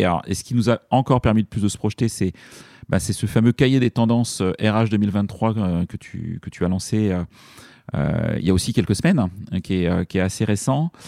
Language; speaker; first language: French; native; French